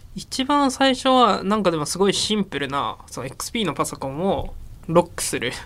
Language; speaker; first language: Japanese; native; Japanese